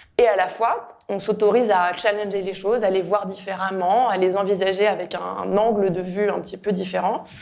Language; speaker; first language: French; native; French